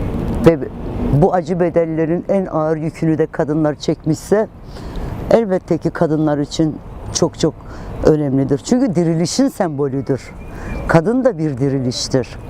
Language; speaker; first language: Turkish; non-native, local second language; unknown